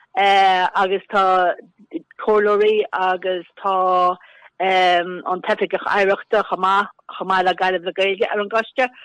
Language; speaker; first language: Irish; native; Irish